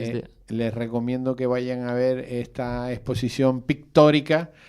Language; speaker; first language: Spanish; native; Spanish